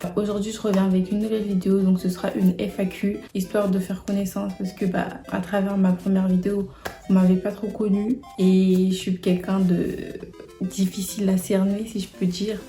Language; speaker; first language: French; early bilingual, other home language; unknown